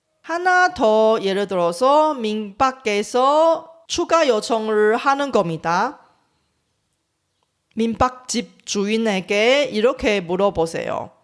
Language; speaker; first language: Korean; non-native, fluent; Chinese